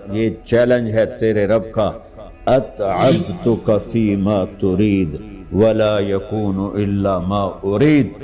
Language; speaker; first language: Urdu; non-native, local second language; Punjabi